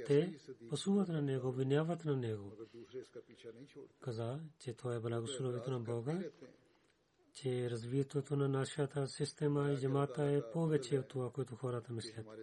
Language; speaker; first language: Bulgarian; non-native, learner; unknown